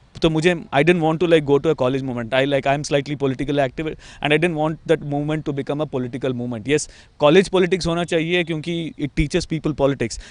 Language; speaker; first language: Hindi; non-native, local second language; Tamil